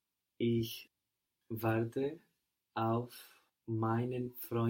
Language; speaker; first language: German; non-native, learner; English